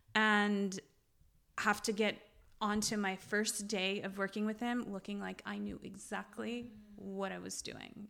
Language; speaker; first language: English; early bilingual, other home language; Armenian